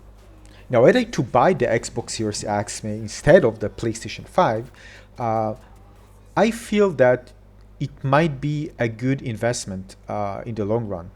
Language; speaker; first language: English; non-native, fluent; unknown